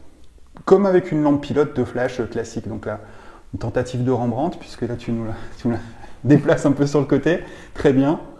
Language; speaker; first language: French; native; French